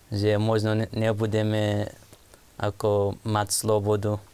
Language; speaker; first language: Slovak; non-native, learner; Arabic